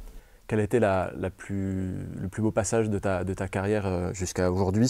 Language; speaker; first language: French; native; French